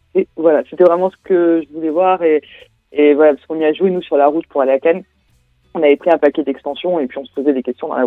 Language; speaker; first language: French; native; French